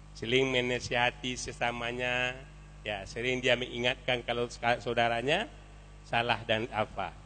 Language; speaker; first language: Indonesian; non-native, local second language; Minangkabau